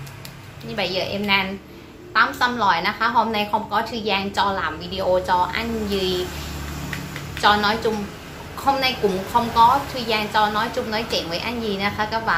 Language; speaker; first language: Vietnamese; non-native, learner; Thai